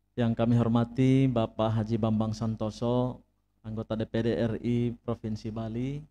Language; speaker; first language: Indonesian; native; Indonesian